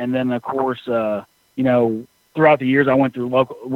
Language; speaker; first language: English; native; English